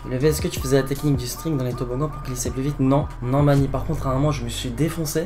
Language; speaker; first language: French; native; French